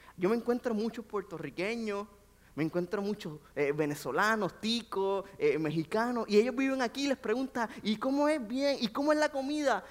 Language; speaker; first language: Spanish; native; Spanish